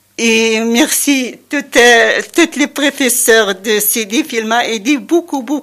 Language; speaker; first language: French; non-native, learner; Arabic